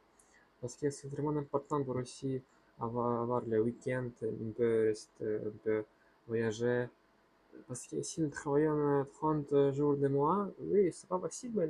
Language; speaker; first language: French; non-native, learner; Russian